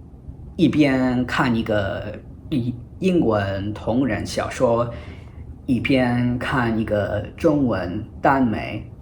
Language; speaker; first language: Chinese; non-native, fluent; English